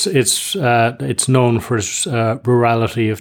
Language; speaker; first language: English; native; English